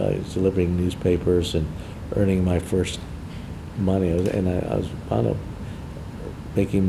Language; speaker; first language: English; native; English